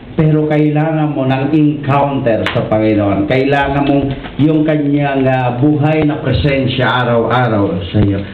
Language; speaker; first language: Filipino; non-native, local second language; Iloko